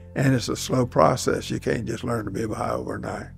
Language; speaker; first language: English; native; English